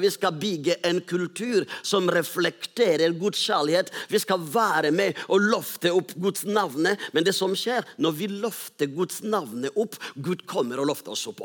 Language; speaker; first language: Norwegian; non-native, fluent; Rundi